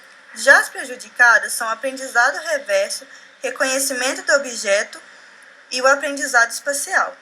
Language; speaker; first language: Portuguese; native; Portuguese